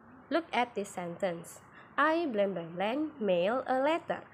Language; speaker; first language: English; non-native, fluent; Indonesian